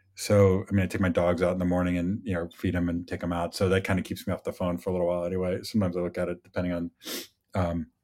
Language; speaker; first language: English; native; English